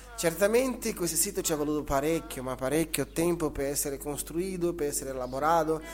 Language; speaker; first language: Italian; non-native, fluent; Portuguese